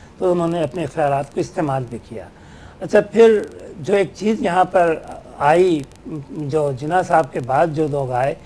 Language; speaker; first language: Urdu; native; Urdu